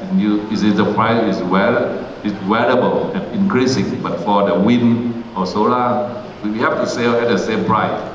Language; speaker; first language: English; non-native, learner; Thai